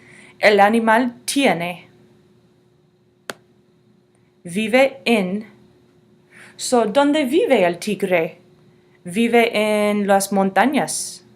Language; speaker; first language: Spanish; non-native, fluent; English